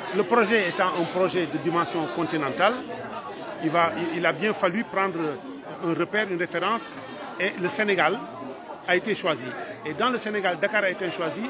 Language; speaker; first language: French; non-native, local second language; Wolof